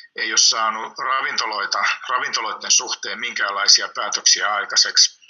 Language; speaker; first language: Finnish; native; Finnish